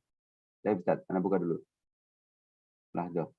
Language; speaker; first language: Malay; non-native, local second language; Indonesian